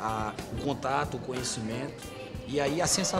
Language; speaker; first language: Portuguese; native; Portuguese